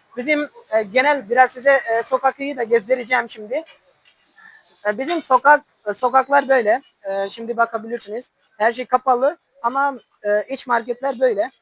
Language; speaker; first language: Turkish; non-native, fluent; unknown